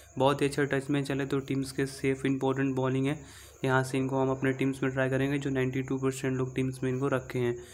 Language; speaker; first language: Hindi; native; Hindi